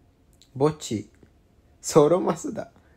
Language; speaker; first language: Japanese; non-native, learner; English